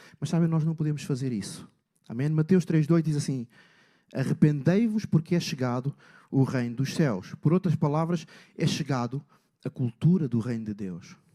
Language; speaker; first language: Portuguese; native; Portuguese